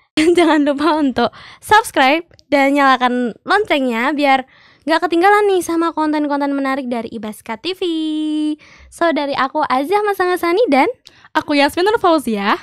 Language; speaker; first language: Indonesian; native; Indonesian